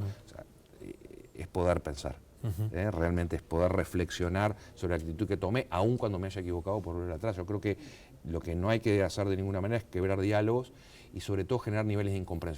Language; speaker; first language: Spanish; native; Spanish